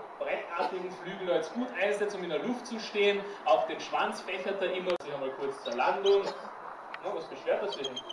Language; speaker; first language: German; native; German